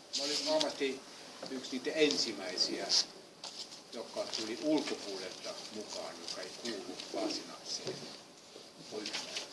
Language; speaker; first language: Finnish; non-native, fluent; German